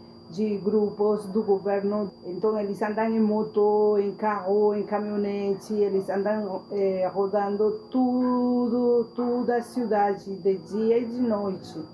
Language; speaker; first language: Portuguese; non-native, fluent; Spanish